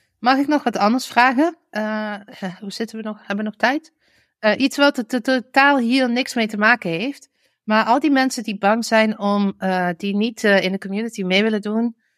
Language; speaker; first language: Dutch; native; Dutch